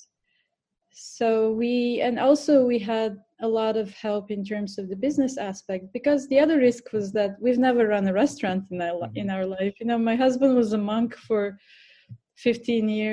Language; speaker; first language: English; non-native, fluent; Bulgarian